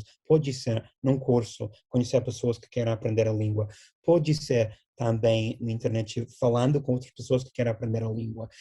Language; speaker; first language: Portuguese; non-native, fluent; English